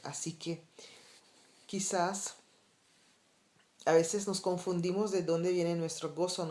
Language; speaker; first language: Spanish; non-native, fluent; Papiamento